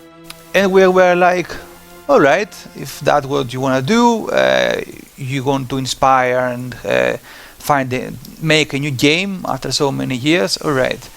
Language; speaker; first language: English; non-native, fluent; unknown